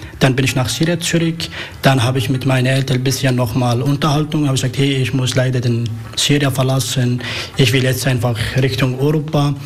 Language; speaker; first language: German; non-native, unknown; Arabic